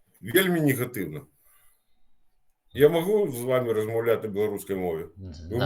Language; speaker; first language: Ukrainian; non-native, local second language; Russian